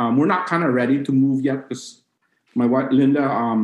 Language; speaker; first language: English; non-native, local second language; Cebuano